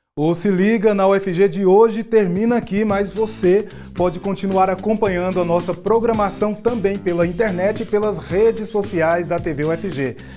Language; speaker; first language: Portuguese; native; Portuguese